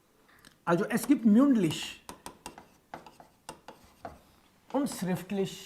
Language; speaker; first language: German; non-native, fluent; Hindi